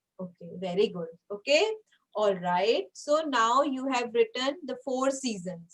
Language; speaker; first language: English; non-native, local second language; Hindi